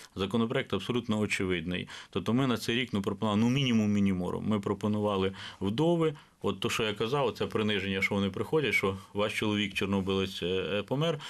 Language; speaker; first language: Ukrainian; native; Ukrainian